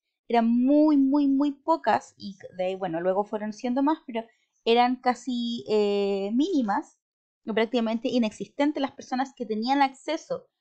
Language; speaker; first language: Spanish; native; Spanish